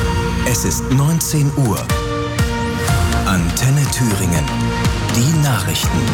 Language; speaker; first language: German; native; German